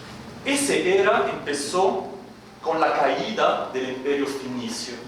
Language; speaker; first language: Spanish; non-native, fluent; Arabic